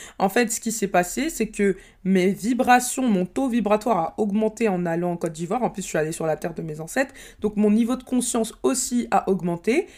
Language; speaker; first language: French; early bilingual, other home language; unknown